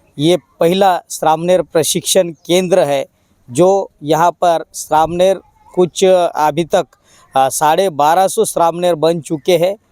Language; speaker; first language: Hindi; non-native, local second language; Marathi